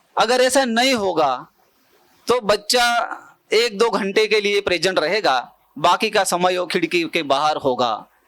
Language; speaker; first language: Hindi; non-native, local second language; Bhili